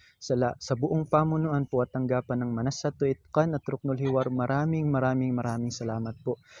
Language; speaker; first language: Filipino; non-native, local second language; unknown